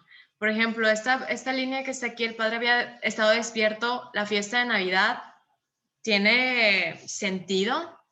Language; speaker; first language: Spanish; native; Spanish